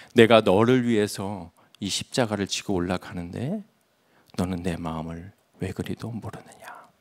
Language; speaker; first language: Korean; native; Korean